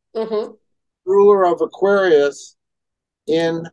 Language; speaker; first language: English; native; English